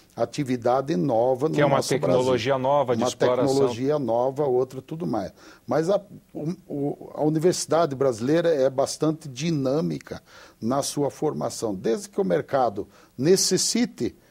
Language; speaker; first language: Portuguese; native; Portuguese